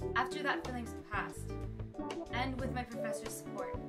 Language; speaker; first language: English; early bilingual, other home language; Spanish